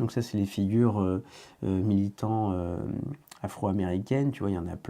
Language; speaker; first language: French; native; French